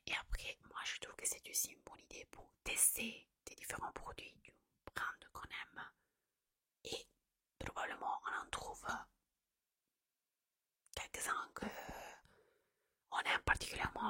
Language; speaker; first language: French; non-native, fluent; Italian